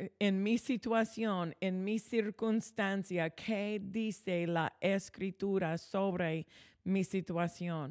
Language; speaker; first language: Spanish; non-native, fluent; English